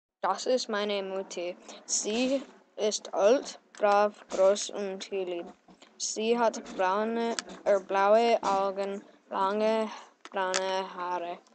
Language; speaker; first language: German; non-native, learner; English